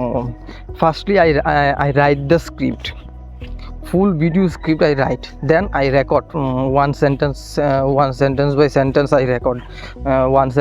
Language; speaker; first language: English; non-native, learner; Hindi